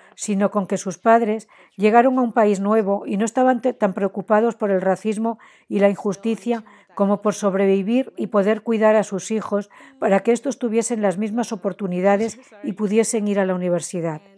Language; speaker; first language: Spanish; non-native, fluent; Chinese